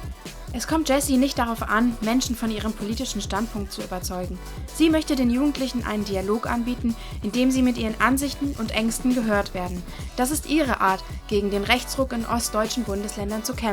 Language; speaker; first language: German; native; German